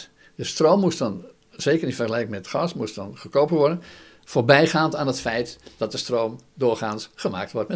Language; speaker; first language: Dutch; native; Dutch